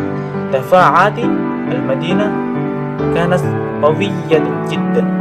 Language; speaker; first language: Arabic; non-native, learner; Indonesian